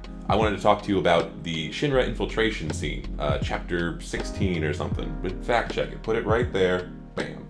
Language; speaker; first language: English; native; English